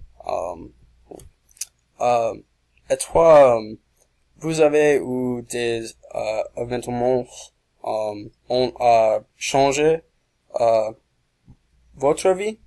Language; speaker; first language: French; non-native, learner; English